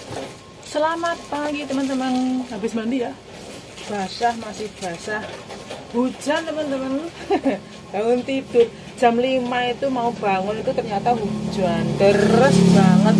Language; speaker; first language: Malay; non-native, local second language; Javanese